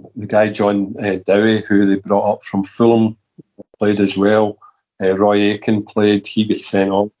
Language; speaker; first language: English; native; English